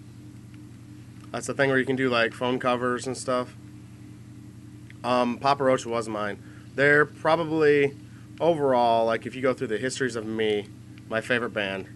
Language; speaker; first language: English; native; English